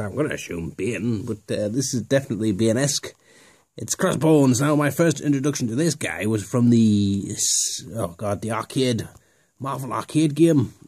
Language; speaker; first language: English; native; English